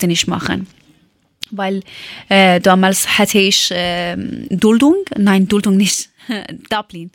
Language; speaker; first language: German; non-native, learner; Persian